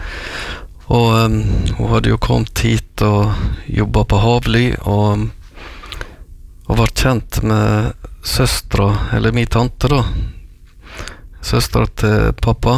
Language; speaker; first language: Norwegian; native; Norwegian